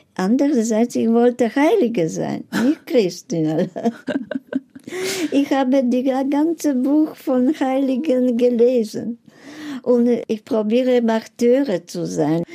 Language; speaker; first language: German; non-native, fluent; Polish